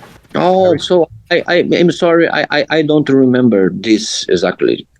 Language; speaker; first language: English; non-native, learner; Portuguese